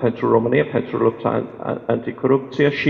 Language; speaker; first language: Romanian; non-native, fluent; English